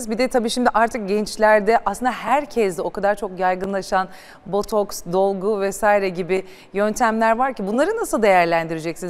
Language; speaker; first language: Turkish; native; Turkish